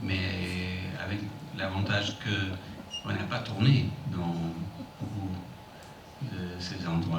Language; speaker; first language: French; non-native, fluent; English